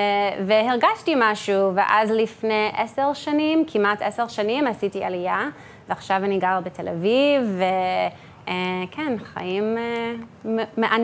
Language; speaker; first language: Hebrew; early bilingual, heritage; English